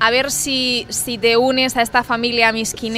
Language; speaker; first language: Spanish; native; Spanish